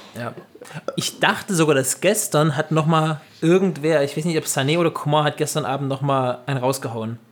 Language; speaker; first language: German; native; German